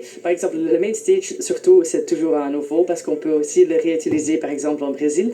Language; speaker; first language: French; non-native, local second language; Dutch